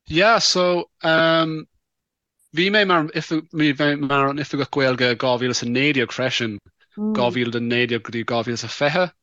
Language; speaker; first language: Irish; non-native, local second language; English